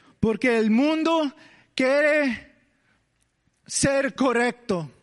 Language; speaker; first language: Spanish; early bilingual, heritage; English